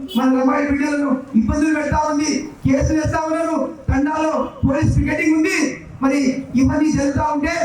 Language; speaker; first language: Telugu; non-native, local second language; Lambadi